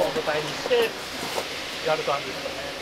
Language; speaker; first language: Japanese; native; Japanese